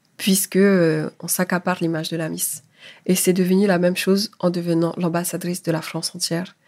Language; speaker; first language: French; native; French